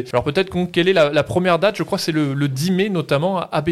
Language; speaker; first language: French; native; French